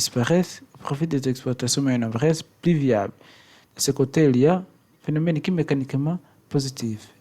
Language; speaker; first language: French; non-native, learner; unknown